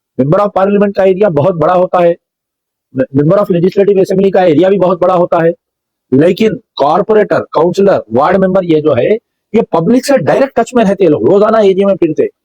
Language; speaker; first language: Hindi; non-native, local second language; Urdu